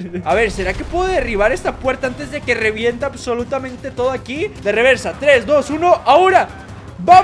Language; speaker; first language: Spanish; native; Spanish